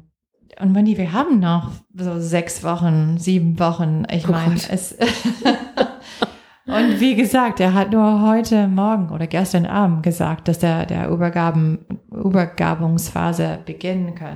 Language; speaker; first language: German; non-native, fluent; English